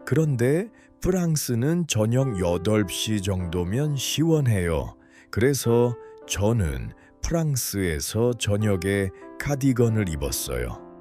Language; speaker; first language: Korean; non-native, learner; Uzbek